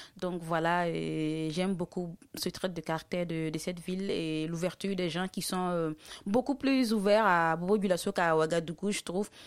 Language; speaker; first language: French; non-native, local second language; Dyula